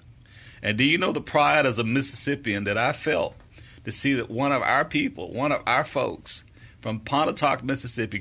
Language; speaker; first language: English; native; English